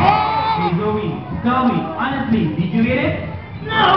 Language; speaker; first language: English; non-native, local second language; Filipino